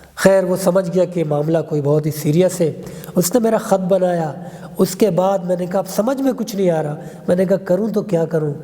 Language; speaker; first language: Urdu; non-native, local second language; Pashto